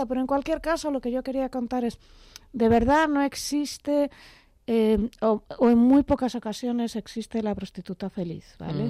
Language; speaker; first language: Spanish; native; Spanish